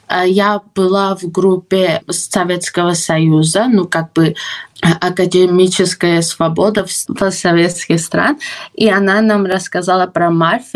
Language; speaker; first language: Russian; non-native, fluent; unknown